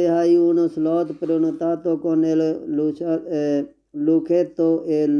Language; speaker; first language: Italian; non-native, learner; Urdu